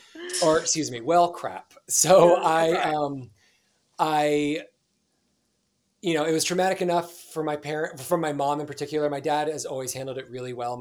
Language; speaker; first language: English; native; English